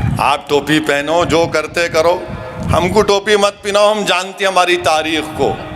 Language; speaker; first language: Urdu; native; Urdu